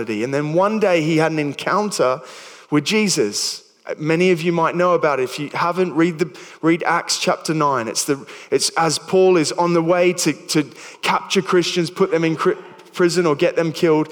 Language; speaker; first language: English; native; English